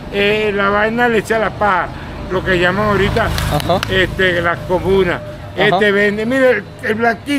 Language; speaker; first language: Spanish; native; Spanish